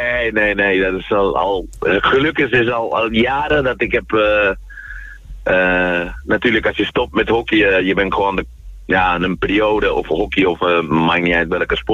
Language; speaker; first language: Dutch; non-native, fluent; Spanish